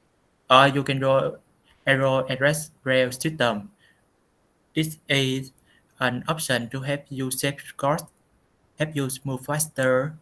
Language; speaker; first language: English; non-native, learner; Vietnamese